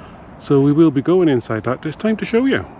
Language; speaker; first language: English; native; English